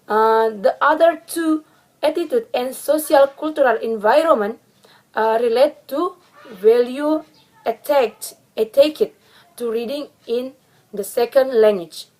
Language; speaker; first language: English; non-native, learner; Indonesian